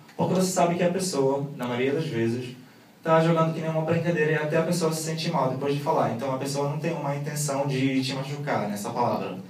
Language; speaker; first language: Portuguese; non-native, fluent; Arabic